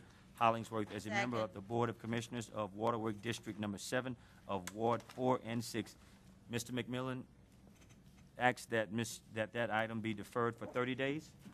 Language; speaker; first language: English; native; English